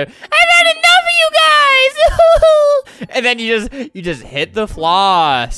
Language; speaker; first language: English; native; English